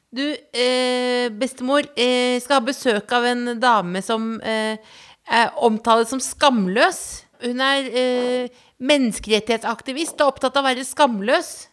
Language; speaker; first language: Norwegian; native; Norwegian